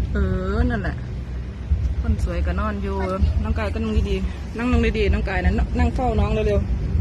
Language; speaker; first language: Thai; native; Thai